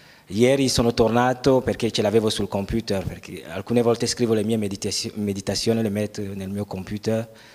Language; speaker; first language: Italian; non-native, fluent; French